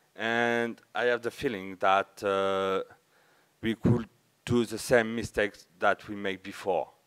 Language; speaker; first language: English; non-native, learner; French